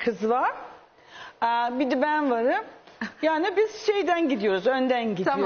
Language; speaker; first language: Turkish; non-native, fluent; English